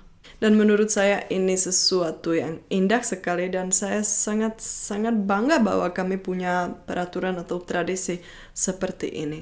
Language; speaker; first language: Indonesian; non-native, fluent; Czech